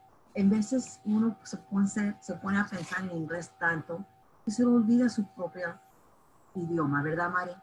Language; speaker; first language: Spanish; early bilingual, heritage; Spanish